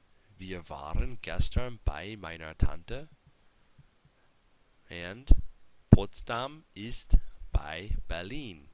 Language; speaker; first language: German; non-native, fluent; English